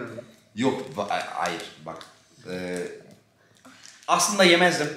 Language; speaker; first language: Turkish; native; Turkish